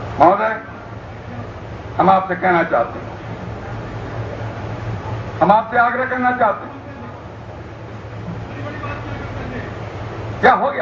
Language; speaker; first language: Hindi; native; Hindi